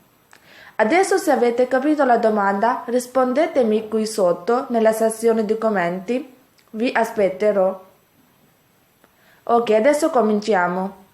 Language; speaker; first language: Italian; non-native, fluent; Urdu